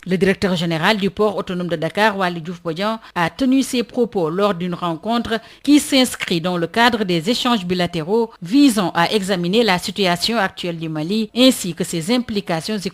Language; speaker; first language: French; non-native, local second language; Wolof